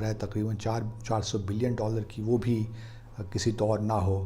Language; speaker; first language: Urdu; native; Urdu